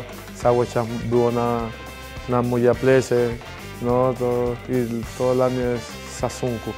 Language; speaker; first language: Polish; non-native, learner; Spanish